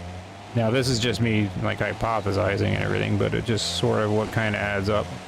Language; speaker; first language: English; native; English